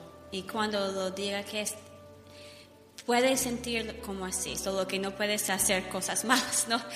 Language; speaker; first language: Spanish; non-native, learner; English